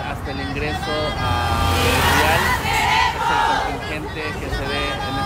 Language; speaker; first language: Spanish; native; Spanish